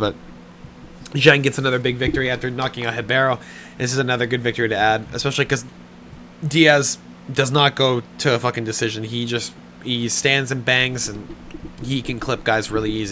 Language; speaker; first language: English; native; English